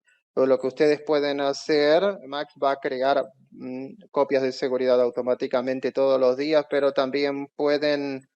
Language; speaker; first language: Spanish; non-native, fluent; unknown